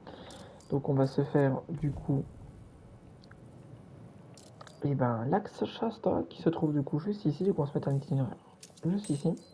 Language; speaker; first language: French; native; French